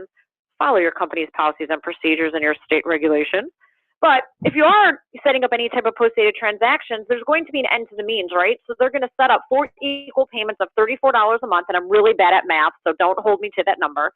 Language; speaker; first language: English; native; English